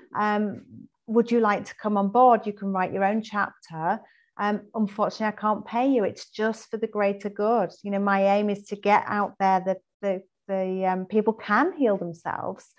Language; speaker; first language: English; native; English